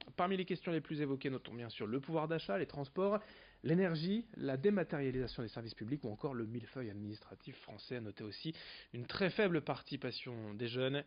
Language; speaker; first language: French; native; French